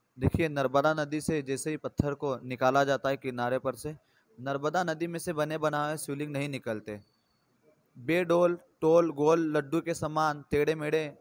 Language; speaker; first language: Hindi; native; Hindi